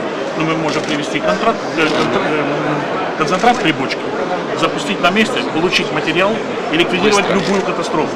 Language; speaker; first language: Russian; native; Russian